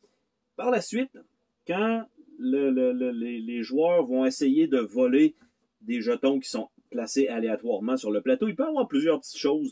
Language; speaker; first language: French; native; French